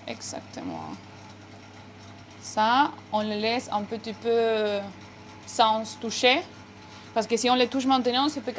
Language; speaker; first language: French; non-native, fluent; Spanish